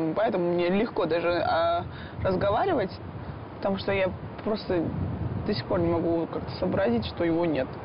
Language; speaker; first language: Russian; non-native, fluent; Georgian